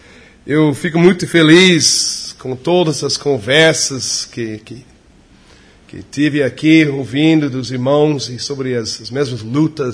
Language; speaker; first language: Portuguese; non-native, fluent; English